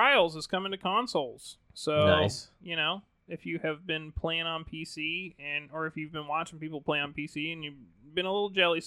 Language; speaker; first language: English; native; English